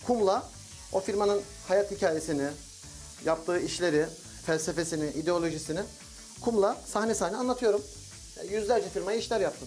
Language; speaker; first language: Turkish; native; Turkish